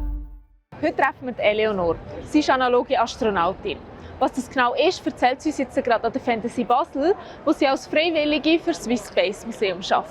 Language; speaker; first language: German; native; German